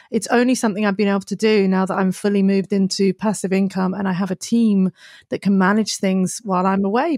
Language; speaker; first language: English; native; English